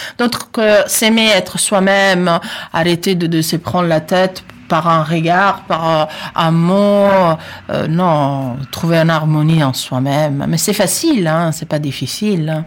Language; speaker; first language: French; non-native, fluent; Italian